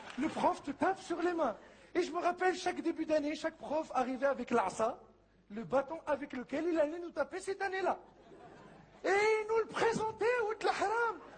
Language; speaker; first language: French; early bilingual, other home language; Arabic